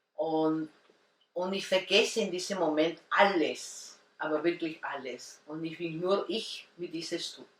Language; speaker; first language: German; non-native, learner; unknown